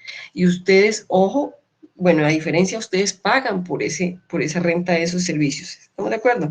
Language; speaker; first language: Spanish; native; Spanish